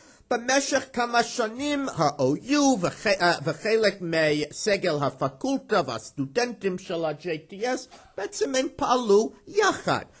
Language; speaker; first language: Hebrew; non-native, fluent; English